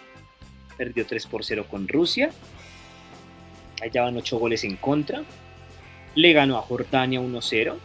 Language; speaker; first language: Spanish; native; Spanish